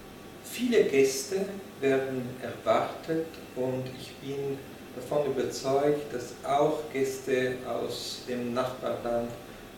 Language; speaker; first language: German; non-native, fluent; Italian